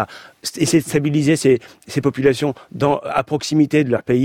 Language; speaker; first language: French; native; French